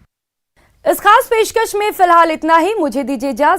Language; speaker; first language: Hindi; native; Hindi